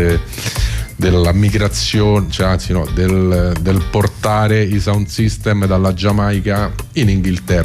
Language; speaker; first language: Italian; native; Italian